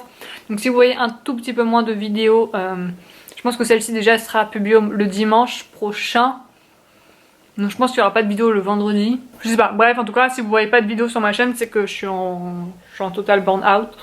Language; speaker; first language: French; native; French